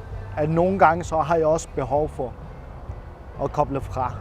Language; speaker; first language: Danish; non-native, fluent; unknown